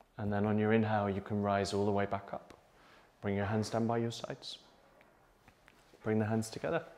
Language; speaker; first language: English; native; English